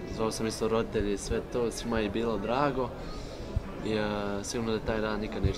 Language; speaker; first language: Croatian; early bilingual, heritage; Bosnian